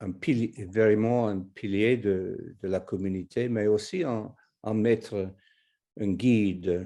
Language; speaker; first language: French; non-native, fluent; English